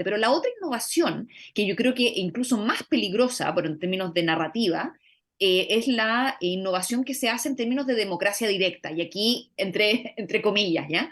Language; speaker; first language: Spanish; native; Spanish